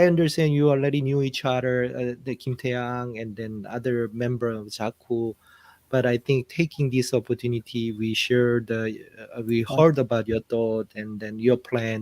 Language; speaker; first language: English; non-native, fluent; Korean